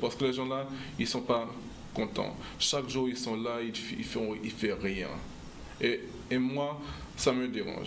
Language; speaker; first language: French; non-native, local second language; English